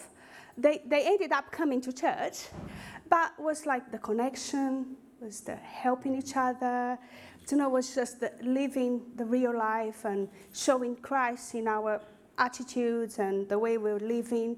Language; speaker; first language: English; non-native, fluent; Portuguese